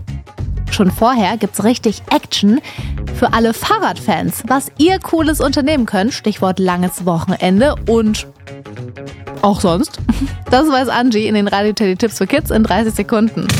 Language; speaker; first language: German; native; German